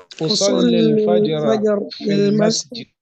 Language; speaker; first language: Arabic; non-native, learner; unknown